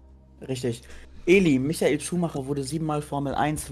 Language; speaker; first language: German; native; German